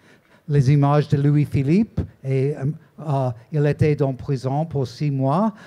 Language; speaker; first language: French; non-native, learner; English